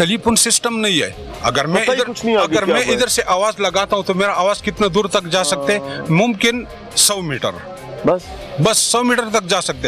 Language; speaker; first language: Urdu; non-native, local second language; Pashto